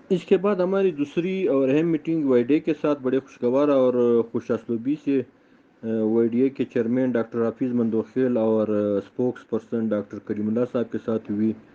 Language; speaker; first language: Urdu; non-native, local second language; Pashto